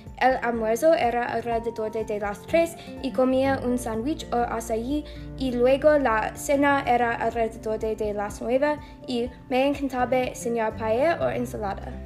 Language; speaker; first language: Spanish; non-native, learner; English